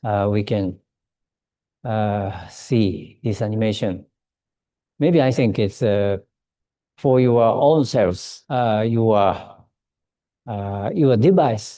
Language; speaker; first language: English; non-native, learner; Japanese